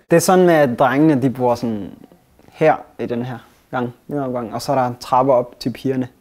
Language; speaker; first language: Danish; early bilingual, other home language; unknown